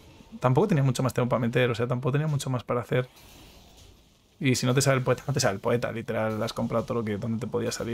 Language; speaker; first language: Spanish; native; Spanish